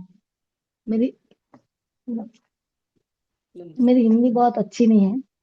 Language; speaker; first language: Hindi; non-native, local second language; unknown